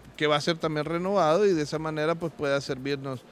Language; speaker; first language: Spanish; native; Spanish